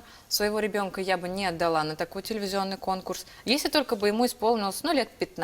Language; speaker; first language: Russian; native; Russian